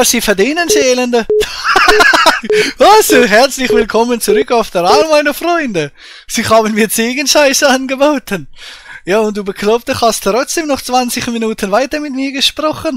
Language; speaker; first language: German; native; German